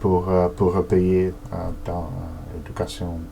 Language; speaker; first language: French; non-native, learner; Portuguese